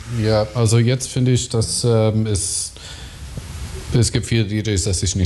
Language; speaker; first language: German; non-native, learner; English